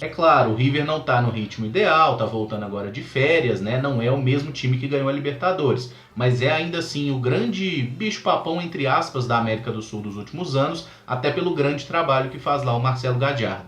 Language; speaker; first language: Portuguese; native; Portuguese